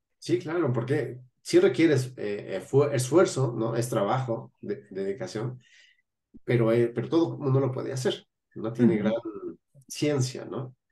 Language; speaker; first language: Spanish; native; Spanish